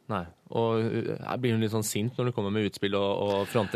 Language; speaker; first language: Norwegian; native; Norwegian